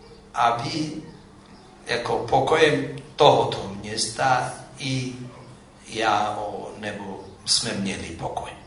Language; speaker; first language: Czech; non-native, fluent; Amharic